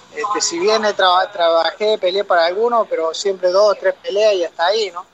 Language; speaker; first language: Spanish; native; Spanish